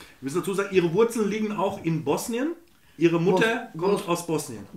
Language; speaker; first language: German; native; German